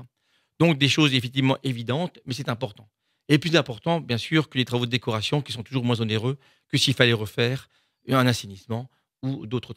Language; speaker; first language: French; native; French